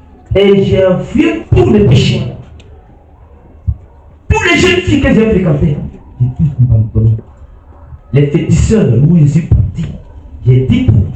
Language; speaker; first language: French; non-native, local second language; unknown